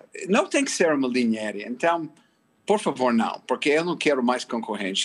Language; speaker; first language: Portuguese; non-native, fluent; English